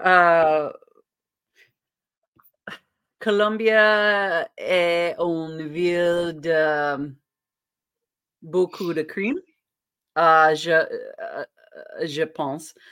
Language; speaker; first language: French; non-native, learner; English